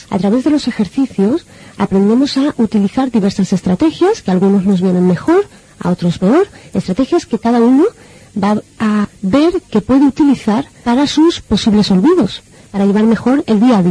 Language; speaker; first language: Spanish; native; Spanish